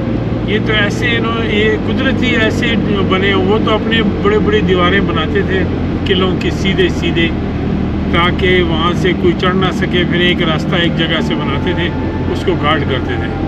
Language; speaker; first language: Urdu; non-native, local second language; Punjabi